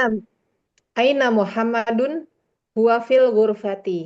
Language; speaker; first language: Arabic; non-native, learner; Indonesian